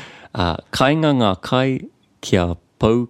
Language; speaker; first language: Māori; non-native, local second language; English